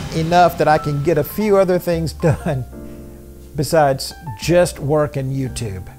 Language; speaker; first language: English; native; English